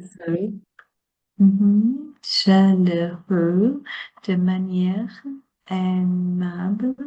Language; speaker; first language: French; non-native, learner; Chinese